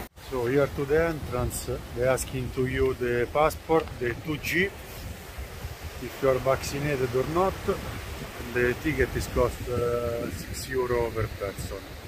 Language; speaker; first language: English; non-native, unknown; Italian